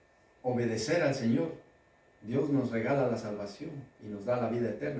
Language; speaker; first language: Spanish; native; Spanish